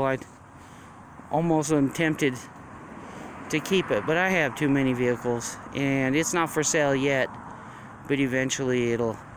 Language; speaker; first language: English; native; English